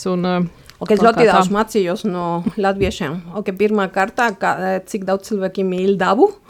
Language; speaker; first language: Latvian; non-native, fluent; Spanish